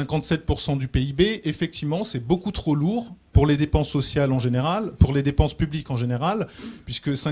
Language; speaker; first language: French; native; French